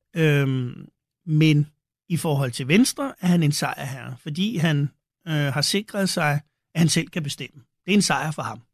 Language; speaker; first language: Danish; native; Danish